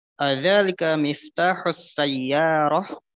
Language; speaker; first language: Arabic; non-native, learner; Indonesian